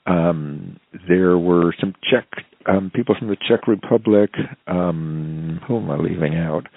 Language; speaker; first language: English; native; English